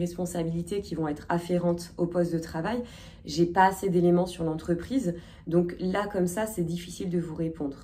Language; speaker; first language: French; native; French